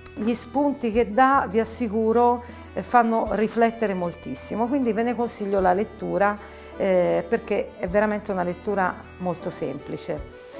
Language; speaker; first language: Italian; non-native, fluent; Arabic